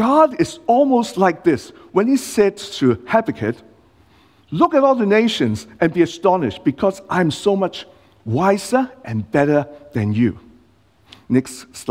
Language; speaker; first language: English; non-native, local second language; Cantonese